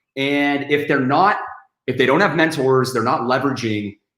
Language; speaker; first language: English; native; English